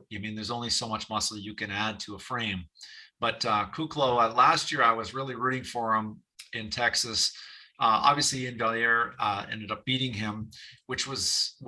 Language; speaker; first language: English; native; English